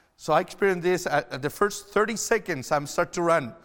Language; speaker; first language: English; non-native, fluent; Spanish